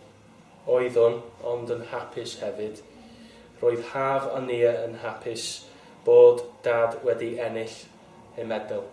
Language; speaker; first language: Welsh; non-native, local second language; English